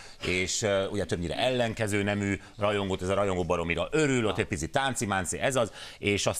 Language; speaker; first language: Hungarian; native; Hungarian